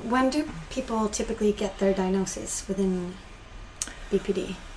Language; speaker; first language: English; non-native, fluent; Swedish